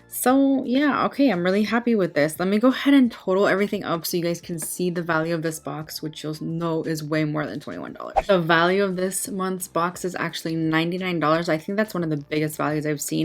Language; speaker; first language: English; native; English